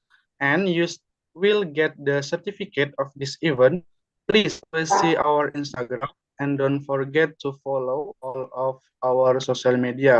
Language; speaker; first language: English; non-native, learner; Indonesian